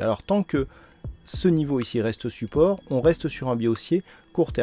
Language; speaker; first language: French; native; French